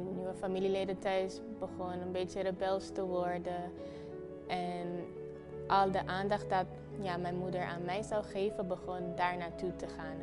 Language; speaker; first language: Dutch; early bilingual, other home language; Papiamento